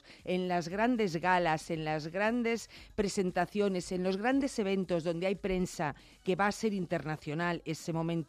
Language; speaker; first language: Spanish; native; Spanish